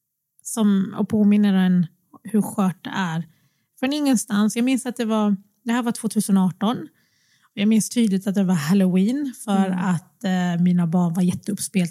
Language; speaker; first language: Swedish; early bilingual, other home language; Arabic